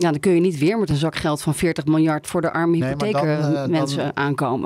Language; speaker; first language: Dutch; native; Dutch